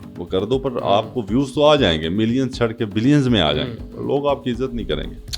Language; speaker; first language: Urdu; non-native, local second language; Punjabi